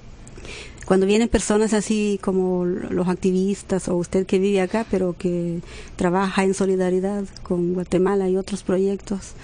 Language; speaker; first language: Spanish; native; Spanish